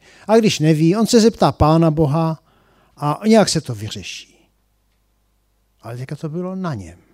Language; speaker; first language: Czech; native; Czech